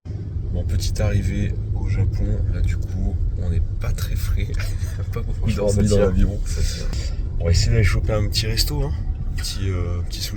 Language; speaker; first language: French; native; French